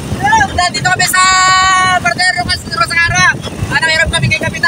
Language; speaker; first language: Filipino; native; Filipino